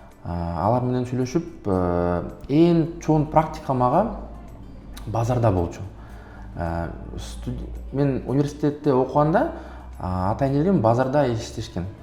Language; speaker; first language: Kyrgyz; non-native, local second language; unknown